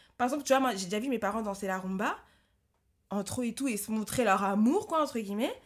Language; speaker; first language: French; early bilingual, other home language; Lingala